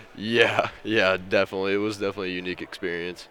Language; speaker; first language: English; native; English